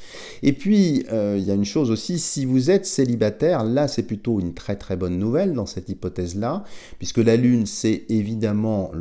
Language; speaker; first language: French; native; French